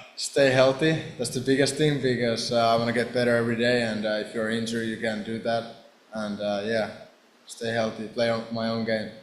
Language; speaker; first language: English; non-native, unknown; Finnish